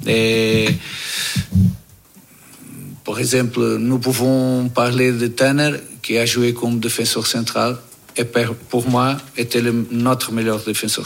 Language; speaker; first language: French; non-native, fluent; Portuguese